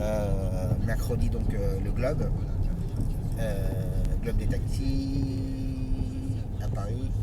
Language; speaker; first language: French; native; French